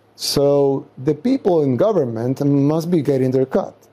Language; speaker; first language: English; non-native, fluent; Spanish